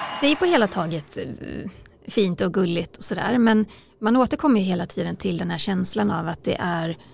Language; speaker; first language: Swedish; native; Swedish